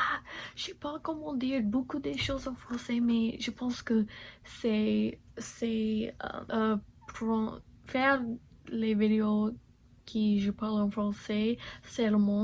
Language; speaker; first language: French; non-native, learner; English